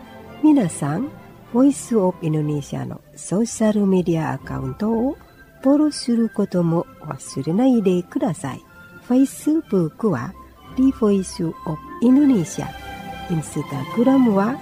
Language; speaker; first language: Japanese; non-native, fluent; Indonesian